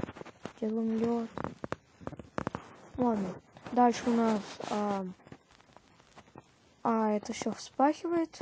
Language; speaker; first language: Russian; native; Russian